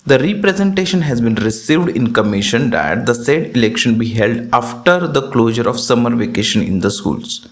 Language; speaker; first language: English; non-native, local second language; Marathi